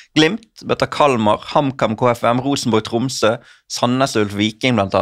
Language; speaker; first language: Norwegian; native; Norwegian